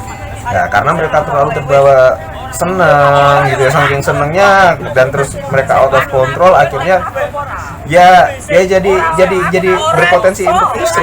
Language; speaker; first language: Indonesian; native; Indonesian